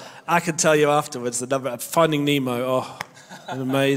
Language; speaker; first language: English; native; English